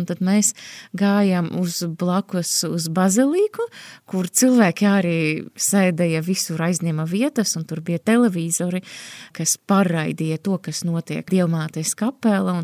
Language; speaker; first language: Latvian; non-native, local second language; Russian